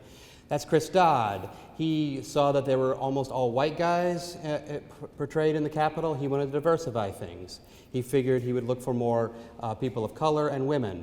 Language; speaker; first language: English; native; English